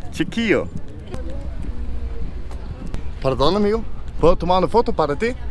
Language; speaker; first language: Spanish; non-native, learner; Danish